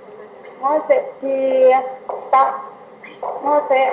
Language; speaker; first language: Chinese; non-native, learner; Indonesian